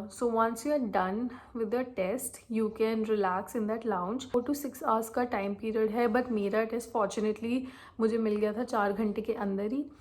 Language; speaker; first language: Hindi; native; Hindi